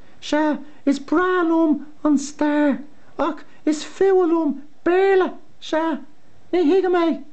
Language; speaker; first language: Irish; non-native, local second language; English